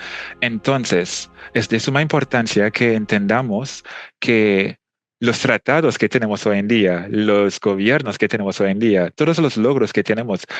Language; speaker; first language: Spanish; non-native, fluent; English